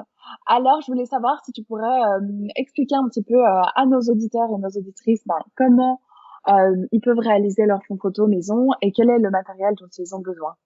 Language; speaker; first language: French; native; French